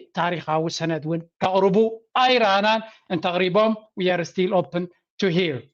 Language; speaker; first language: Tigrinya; non-native, local second language; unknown